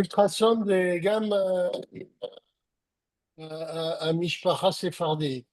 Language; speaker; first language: Hebrew; non-native, learner; French